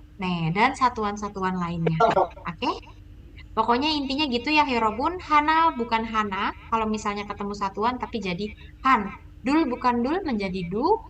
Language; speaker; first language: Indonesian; native; Indonesian